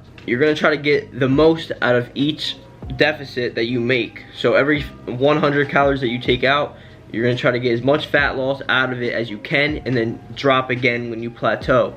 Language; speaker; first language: English; native; English